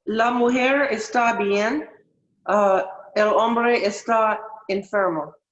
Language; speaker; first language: Spanish; non-native, learner; English